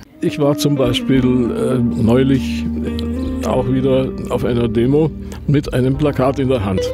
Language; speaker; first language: German; native; German